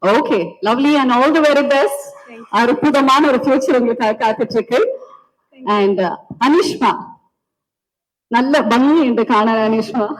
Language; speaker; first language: Tamil; native; Tamil